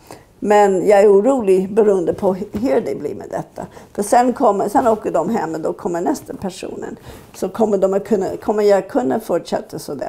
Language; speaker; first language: Swedish; non-native, fluent; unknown